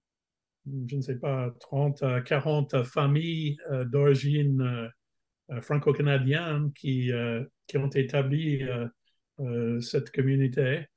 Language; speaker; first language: French; non-native, fluent; English